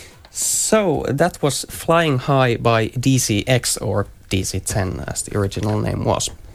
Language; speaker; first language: English; non-native, fluent; Finnish